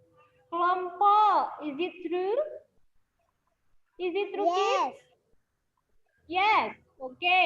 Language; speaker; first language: English; non-native, learner; Indonesian